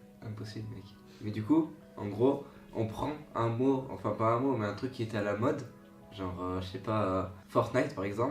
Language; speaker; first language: French; native; French